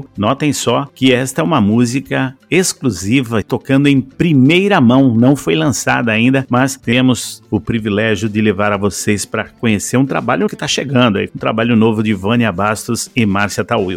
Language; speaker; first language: Portuguese; native; Portuguese